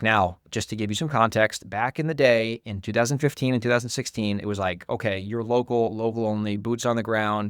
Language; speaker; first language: English; native; English